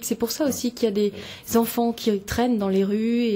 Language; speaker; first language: French; native; French